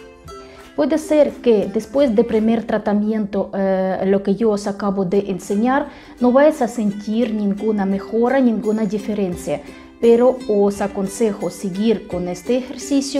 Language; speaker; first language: Spanish; non-native, fluent; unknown